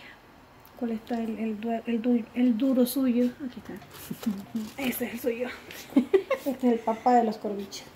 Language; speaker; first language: Spanish; native; Spanish